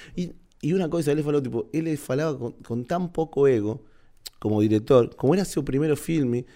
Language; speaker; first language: Portuguese; non-native, learner; Spanish